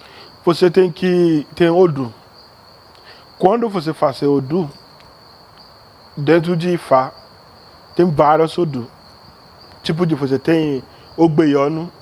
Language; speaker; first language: Portuguese; non-native, learner; Yoruba